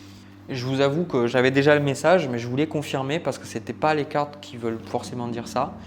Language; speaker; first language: French; native; French